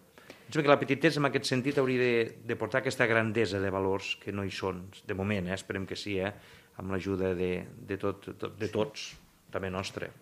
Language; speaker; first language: Catalan; native; Catalan